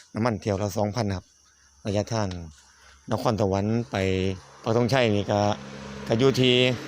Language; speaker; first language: Thai; native; Thai